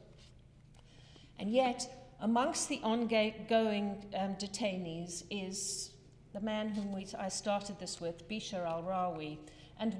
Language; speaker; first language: English; native; English